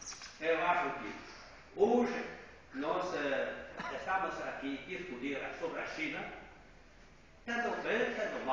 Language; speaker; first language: Portuguese; non-native, fluent; Chinese